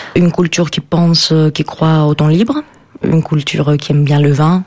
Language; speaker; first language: French; non-native, fluent; Greek